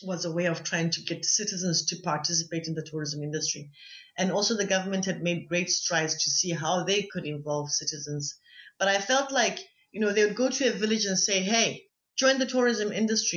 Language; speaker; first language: English; non-native, local second language; Tswana